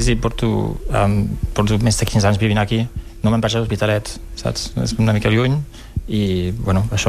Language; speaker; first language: Catalan; non-native, local second language; Spanish